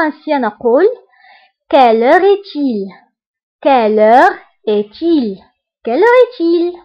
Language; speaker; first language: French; non-native, local second language; Arabic